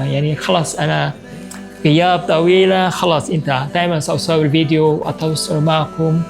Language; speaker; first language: Arabic; non-native, fluent; Korean